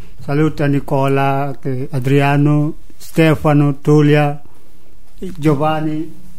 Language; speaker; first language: Italian; non-native, learner; Upper Guinea Crioulo